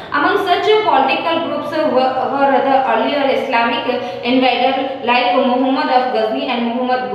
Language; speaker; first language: English; non-native, local second language; Hindi